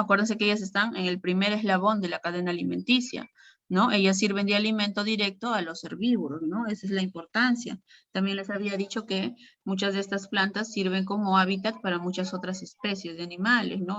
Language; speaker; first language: Spanish; native; Spanish